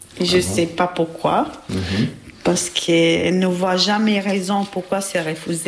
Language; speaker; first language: French; non-native, learner; Albanian